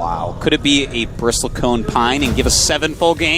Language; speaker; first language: English; native; English